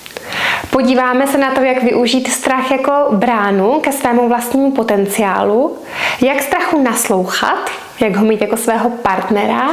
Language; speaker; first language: Czech; native; Czech